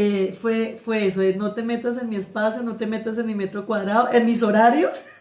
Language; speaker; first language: Spanish; native; Spanish